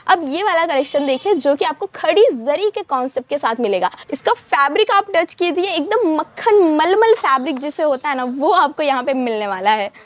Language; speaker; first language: Hindi; native; Hindi